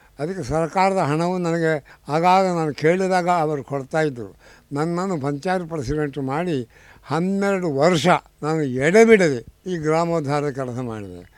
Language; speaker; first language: Kannada; non-native, local second language; Tulu